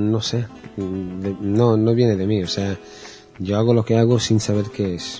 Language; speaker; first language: Spanish; non-native, fluent; Hebrew